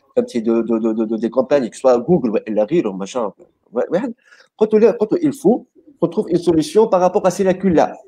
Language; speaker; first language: French; non-native, local second language; Arabic